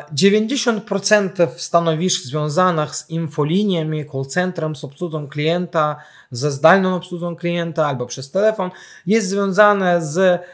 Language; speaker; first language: Polish; non-native, fluent; Azerbaijani